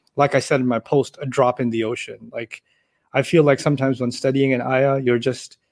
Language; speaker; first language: English; non-native, local second language; Urdu